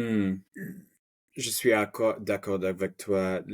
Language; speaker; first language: French; non-native, fluent; Spanish